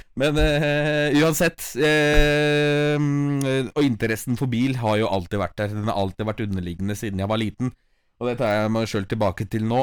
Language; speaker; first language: Norwegian; early bilingual, other home language; Polish